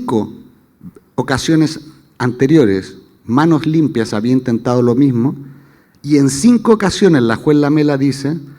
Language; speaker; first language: Spanish; native; Spanish